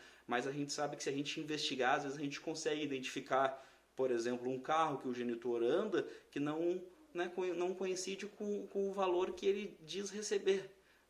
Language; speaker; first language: Portuguese; native; Portuguese